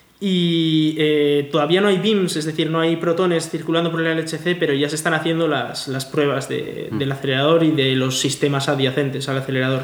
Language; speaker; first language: Spanish; native; Spanish